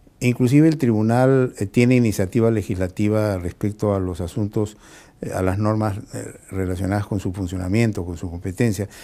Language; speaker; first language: Spanish; native; Spanish